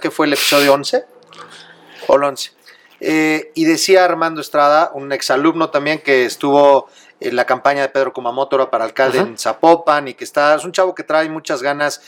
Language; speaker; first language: Spanish; native; Spanish